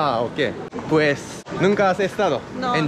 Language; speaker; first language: Spanish; non-native, learner; Japanese